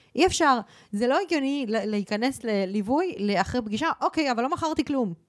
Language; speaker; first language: Hebrew; early bilingual, other home language; Spanish